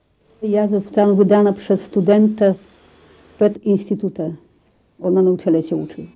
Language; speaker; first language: Polish; early bilingual, heritage; Polish